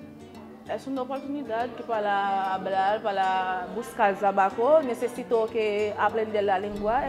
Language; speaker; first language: Spanish; non-native, learner; Haitian Creole